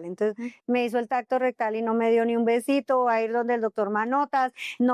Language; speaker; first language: Spanish; native; Spanish